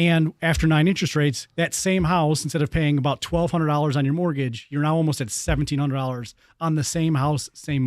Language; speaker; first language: English; native; English